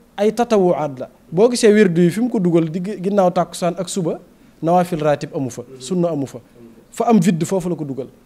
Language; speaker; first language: Wolof; native; Wolof